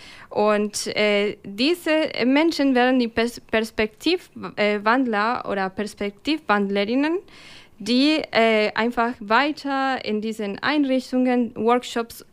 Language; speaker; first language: German; non-native, fluent; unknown